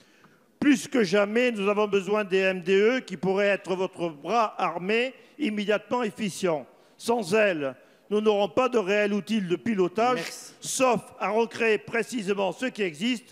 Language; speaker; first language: French; native; French